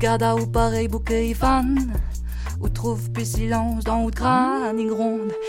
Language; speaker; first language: French; native; French